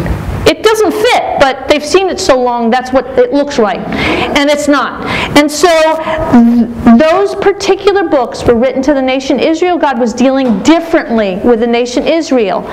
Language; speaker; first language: English; native; English